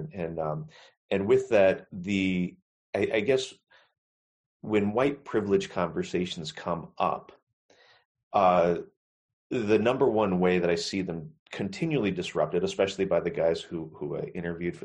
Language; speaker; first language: English; native; English